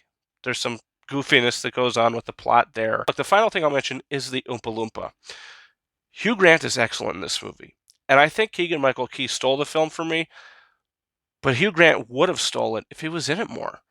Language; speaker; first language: English; native; English